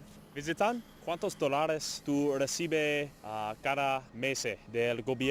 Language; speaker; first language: Spanish; non-native, learner; English